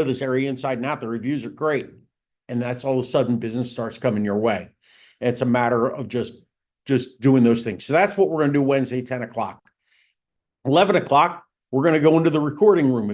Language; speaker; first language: English; native; English